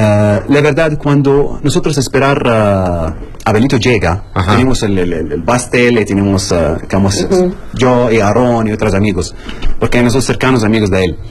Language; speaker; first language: Spanish; non-native, learner; Arabic